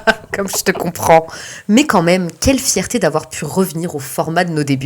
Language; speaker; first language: French; native; French